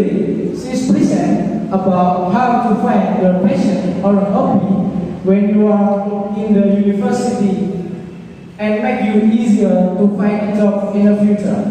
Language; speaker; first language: English; non-native, learner; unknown